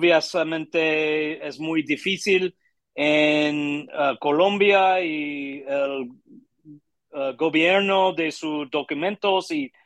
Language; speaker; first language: Spanish; non-native, learner; English